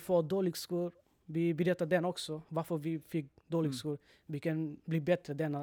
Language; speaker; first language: Swedish; non-native, learner; Bangla